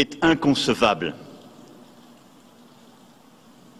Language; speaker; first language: French; native; French